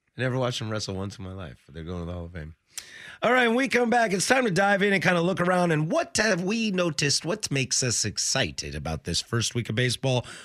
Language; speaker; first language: English; native; English